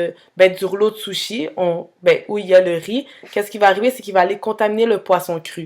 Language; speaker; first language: French; native; French